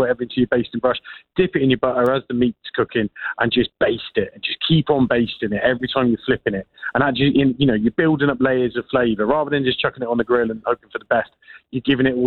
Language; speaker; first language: English; native; English